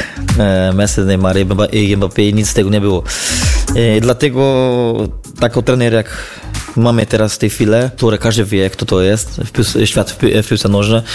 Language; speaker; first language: Polish; non-native, fluent; Portuguese